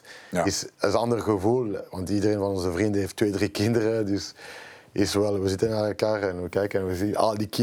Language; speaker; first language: Dutch; non-native, local second language; French